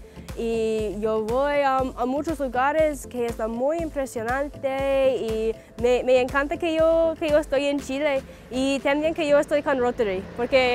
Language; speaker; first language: Spanish; non-native, learner; English